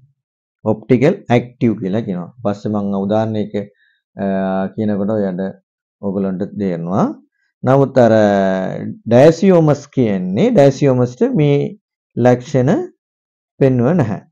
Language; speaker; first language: Sinhala; non-native, local second language; Tamil